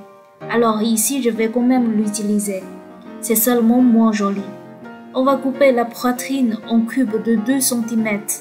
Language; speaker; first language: French; non-native, fluent; Chinese